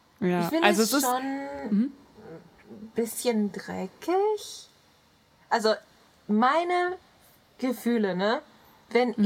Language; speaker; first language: German; non-native, learner; Japanese